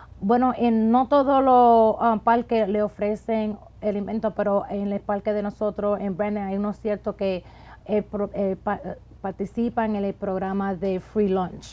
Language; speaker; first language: Spanish; early bilingual, heritage; Spanish